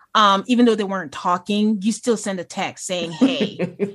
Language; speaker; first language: English; non-native, local second language; Yoruba